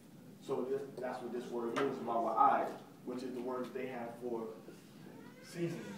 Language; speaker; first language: English; native; English